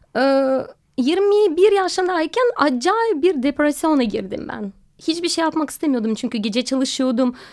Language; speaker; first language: Turkish; non-native, fluent; Russian